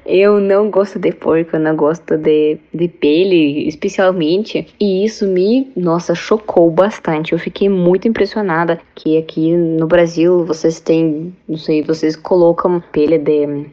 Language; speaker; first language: Portuguese; non-native, fluent; Russian